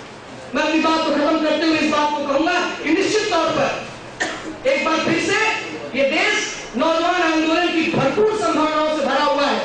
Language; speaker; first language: Hindi; native; Hindi